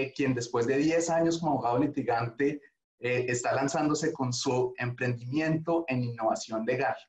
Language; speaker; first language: Spanish; native; Spanish